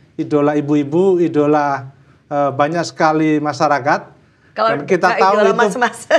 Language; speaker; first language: Indonesian; native; Indonesian